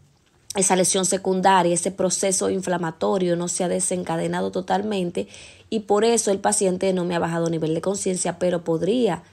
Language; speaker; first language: Spanish; native; Spanish